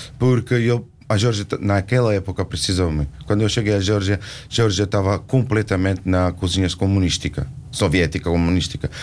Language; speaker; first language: Portuguese; non-native, fluent; Georgian